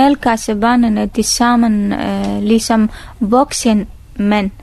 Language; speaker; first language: Danish; non-native, learner; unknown